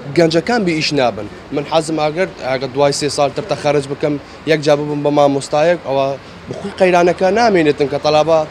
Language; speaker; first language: Central Kurdish; non-native, local second language; Kurdish